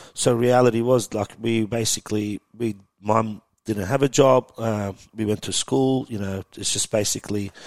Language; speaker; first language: English; early bilingual, other home language; Persian